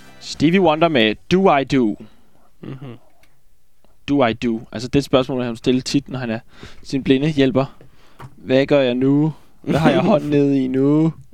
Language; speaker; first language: Danish; native; Danish